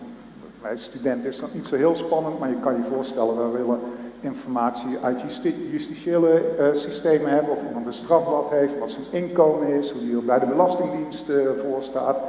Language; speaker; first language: Dutch; native; Dutch